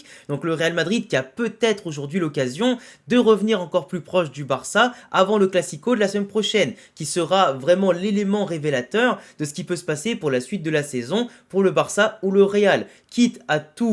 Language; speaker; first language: French; native; French